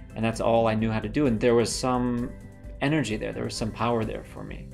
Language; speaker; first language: English; native; English